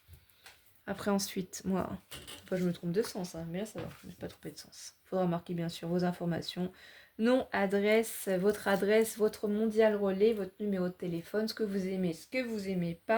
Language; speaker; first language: French; native; French